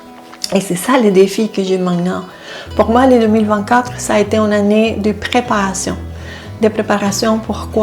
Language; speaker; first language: French; non-native, fluent; Spanish